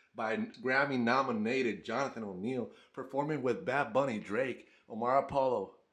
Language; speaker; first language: English; non-native, fluent; Spanish